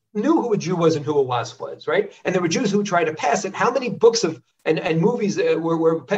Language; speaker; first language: English; native; English